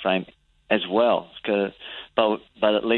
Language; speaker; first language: English; native; English